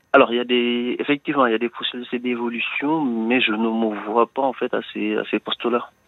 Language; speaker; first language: French; non-native, local second language; Wolof